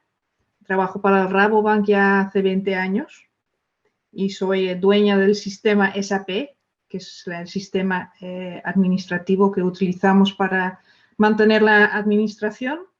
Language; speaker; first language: Spanish; non-native, fluent; Dutch